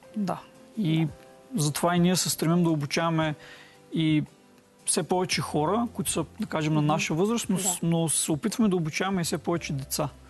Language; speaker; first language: Bulgarian; native; Bulgarian